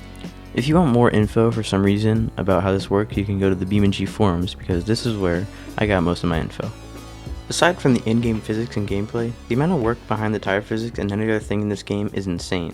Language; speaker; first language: English; native; English